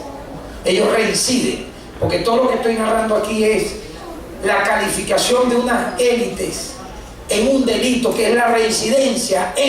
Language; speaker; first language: Spanish; native; Spanish